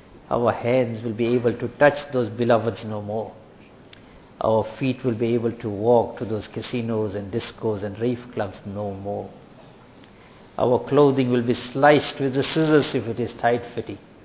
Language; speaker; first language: English; native; English